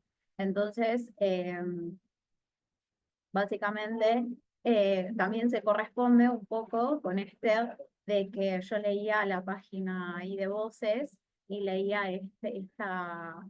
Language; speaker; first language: Spanish; native; Spanish